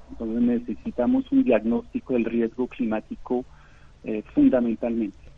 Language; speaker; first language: Spanish; non-native, fluent; French